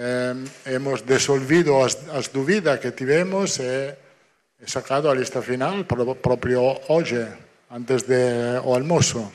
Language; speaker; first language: Portuguese; non-native, fluent; Italian